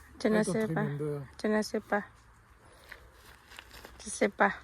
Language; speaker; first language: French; non-native, learner; Thai